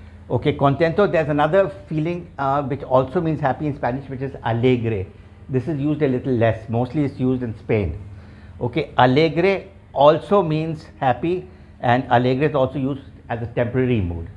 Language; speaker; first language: English; non-native, local second language; Urdu